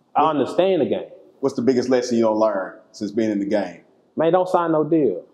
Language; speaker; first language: English; native; English